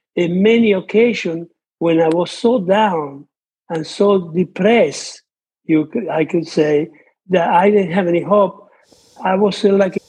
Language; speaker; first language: English; non-native, fluent; Italian